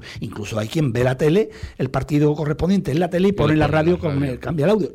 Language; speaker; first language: Spanish; native; Spanish